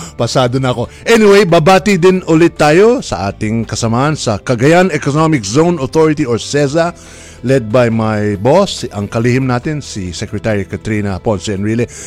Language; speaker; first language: Filipino; native; Filipino